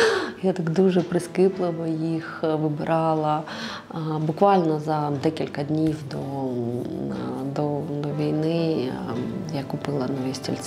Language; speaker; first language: Ukrainian; non-native, local second language; Russian